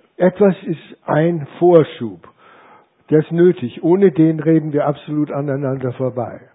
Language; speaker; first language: German; native; German